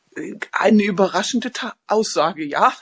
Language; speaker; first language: German; native; German